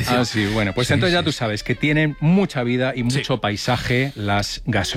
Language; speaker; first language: Spanish; native; Spanish